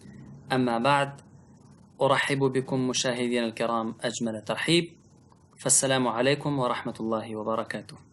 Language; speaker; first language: Arabic; non-native, fluent; Pashto